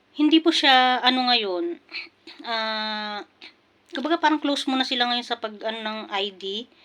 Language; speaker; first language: Filipino; non-native, local second language; Pampanga